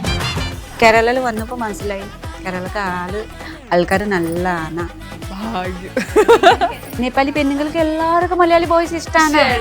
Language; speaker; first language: Malayalam; non-native, fluent; Nepali